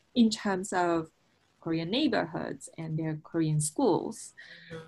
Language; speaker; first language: English; non-native, fluent; Japanese